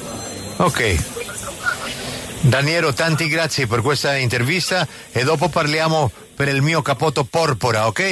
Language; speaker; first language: Italian; non-native, learner; Spanish